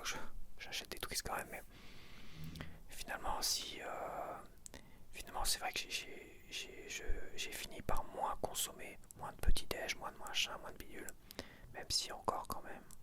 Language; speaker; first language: French; native; French